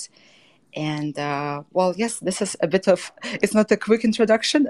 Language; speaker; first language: English; non-native, fluent; Russian